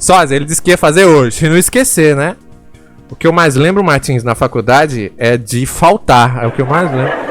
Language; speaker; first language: Portuguese; native; Portuguese